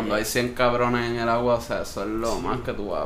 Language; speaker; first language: Spanish; native; Spanish